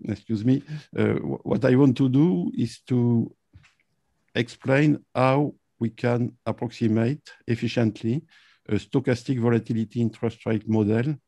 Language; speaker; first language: English; non-native, fluent; French